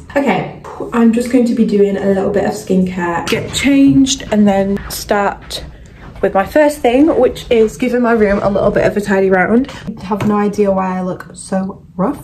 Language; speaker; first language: English; native; English